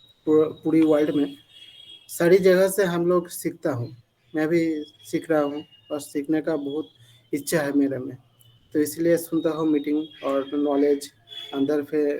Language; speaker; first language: Hindi; non-native, local second language; Bangla